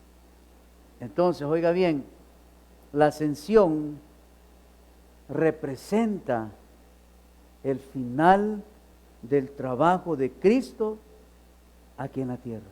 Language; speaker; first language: Spanish; native; Spanish